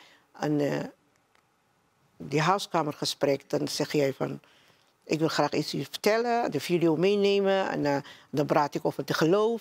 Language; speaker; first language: Dutch; non-native, learner; Somali